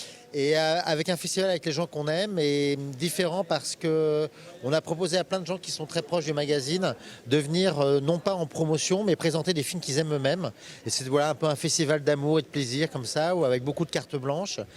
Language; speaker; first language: French; native; French